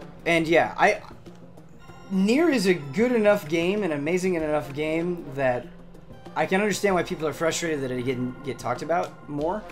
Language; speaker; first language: English; native; English